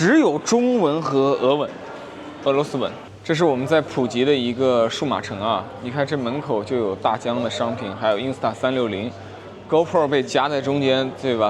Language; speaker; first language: Chinese; native; Chinese